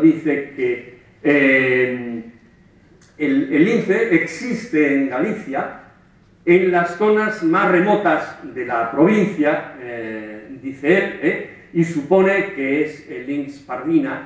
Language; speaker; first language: Spanish; native; Spanish